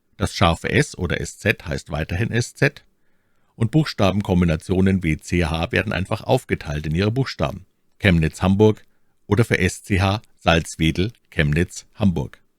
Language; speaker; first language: German; native; German